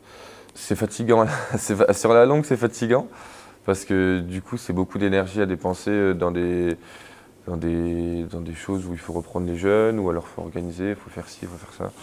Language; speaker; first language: French; native; French